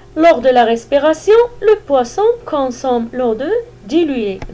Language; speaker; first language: French; non-native, local second language; Arabic